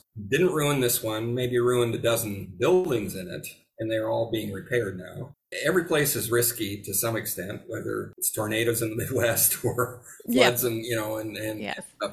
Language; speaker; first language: English; native; English